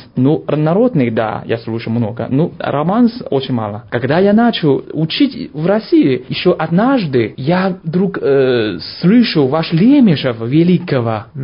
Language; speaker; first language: Russian; non-native, learner; Chinese